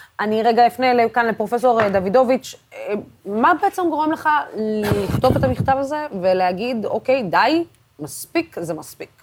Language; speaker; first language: Hebrew; non-native, local second language; Arabic